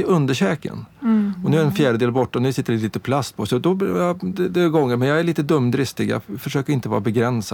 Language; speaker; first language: Swedish; native; Swedish